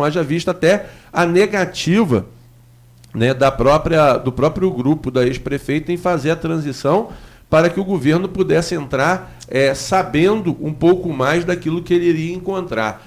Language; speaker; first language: Portuguese; native; Portuguese